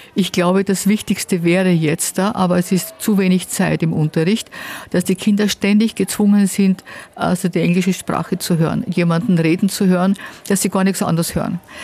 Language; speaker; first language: German; native; German